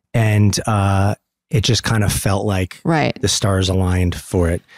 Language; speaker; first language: English; native; English